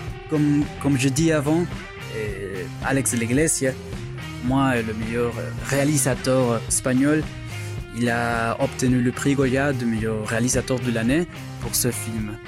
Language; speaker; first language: French; non-native, fluent; Spanish